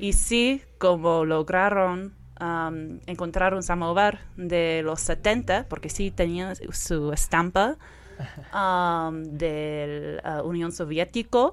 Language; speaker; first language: Spanish; non-native, fluent; English